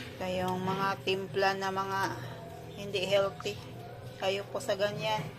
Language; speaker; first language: Filipino; non-native, local second language; Cebuano